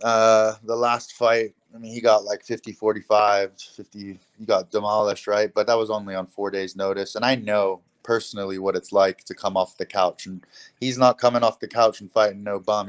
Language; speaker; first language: English; native; English